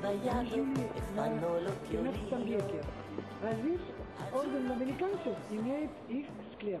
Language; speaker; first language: Russian; non-native, learner; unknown